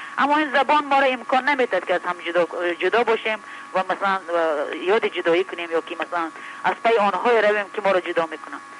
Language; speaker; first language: Persian; native; Persian